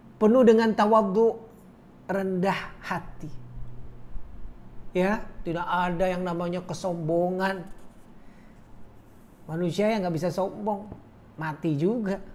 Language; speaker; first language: Indonesian; native; Indonesian